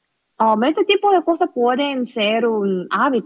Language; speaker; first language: Spanish; non-native, learner; Korean